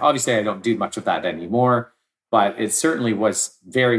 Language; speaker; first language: English; native; English